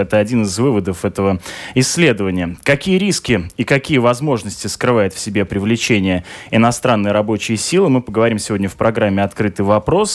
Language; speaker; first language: Russian; native; Russian